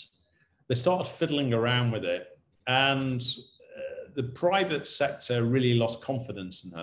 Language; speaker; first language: English; native; English